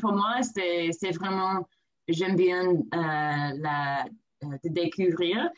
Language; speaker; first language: French; non-native, learner; English